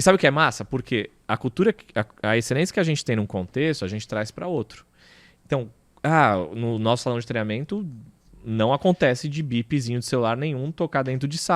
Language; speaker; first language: Portuguese; native; Portuguese